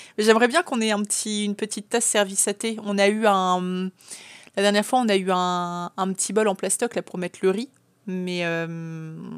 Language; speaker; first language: French; native; French